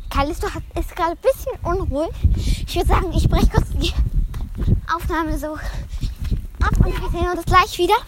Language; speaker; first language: German; native; German